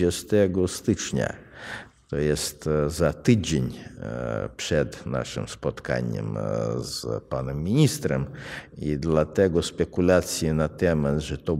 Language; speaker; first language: Polish; non-native, fluent; Russian